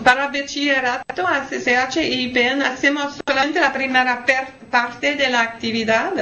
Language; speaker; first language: Spanish; non-native, learner; French